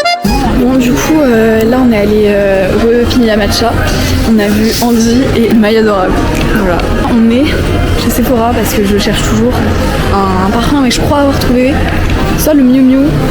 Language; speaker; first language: French; native; French